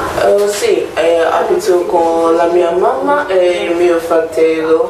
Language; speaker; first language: Italian; non-native, learner; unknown